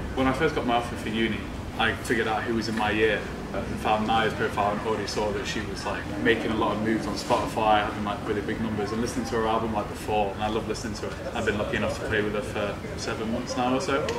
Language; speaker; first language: English; native; English